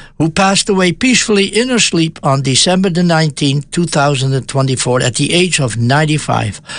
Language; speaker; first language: English; non-native, fluent; Dutch